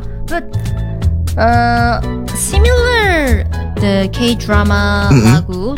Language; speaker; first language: English; non-native, learner; Korean